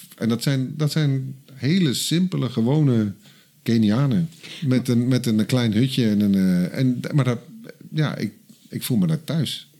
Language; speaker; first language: Dutch; native; Dutch